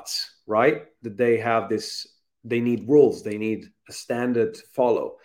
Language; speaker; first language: English; non-native, fluent; Italian